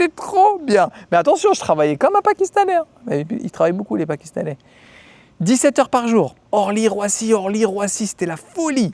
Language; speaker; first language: French; native; French